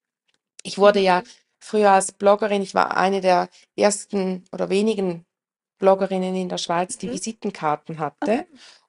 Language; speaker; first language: German; native; German